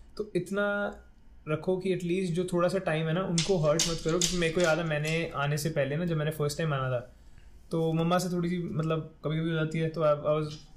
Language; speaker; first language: Hindi; non-native, local second language; Punjabi